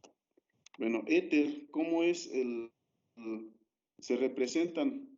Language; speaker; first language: Spanish; native; Spanish